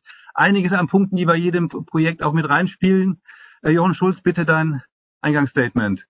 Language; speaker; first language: German; native; German